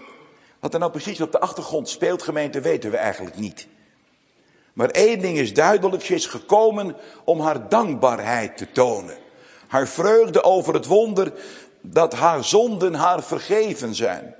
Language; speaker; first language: Dutch; native; Dutch